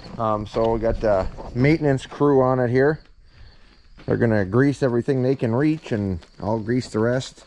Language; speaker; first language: English; native; English